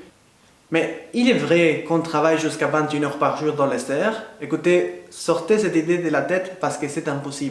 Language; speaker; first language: French; non-native, fluent; Spanish